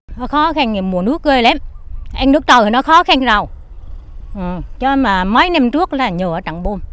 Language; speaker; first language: Vietnamese; native; Vietnamese